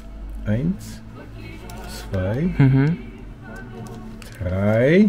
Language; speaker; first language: German; non-native, learner; Polish